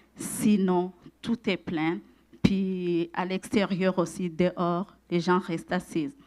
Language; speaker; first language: French; non-native, local second language; Rundi